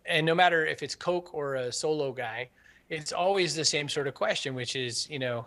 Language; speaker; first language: English; native; English